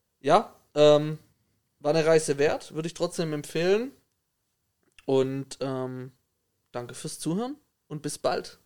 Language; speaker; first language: German; native; German